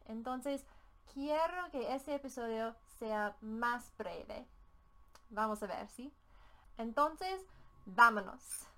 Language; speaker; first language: Spanish; non-native, fluent; English